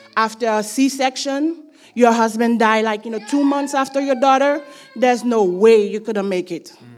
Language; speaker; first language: English; non-native, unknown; Haitian Creole